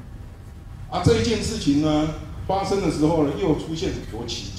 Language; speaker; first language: Chinese; native; Chinese